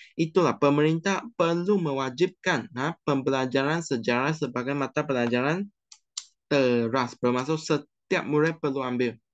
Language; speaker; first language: Malay; non-native, local second language; Chinese